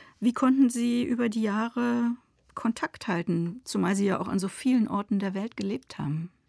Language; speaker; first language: German; native; German